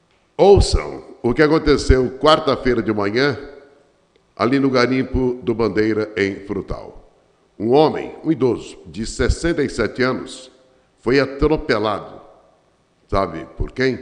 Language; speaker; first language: Portuguese; native; Portuguese